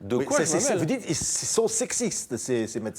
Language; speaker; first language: French; native; French